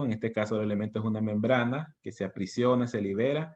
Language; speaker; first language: Spanish; native; Spanish